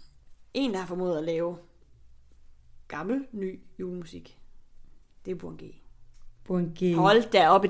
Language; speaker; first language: Danish; native; Danish